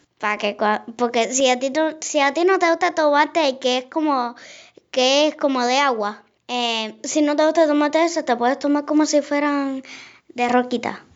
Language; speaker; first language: Spanish; early bilingual, other home language; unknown